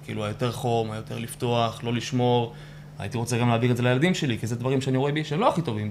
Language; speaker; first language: Hebrew; early bilingual, other home language; Russian